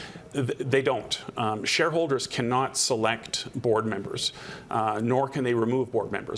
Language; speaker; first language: English; native; English